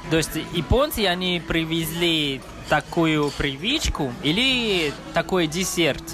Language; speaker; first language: Russian; non-native, learner; Chinese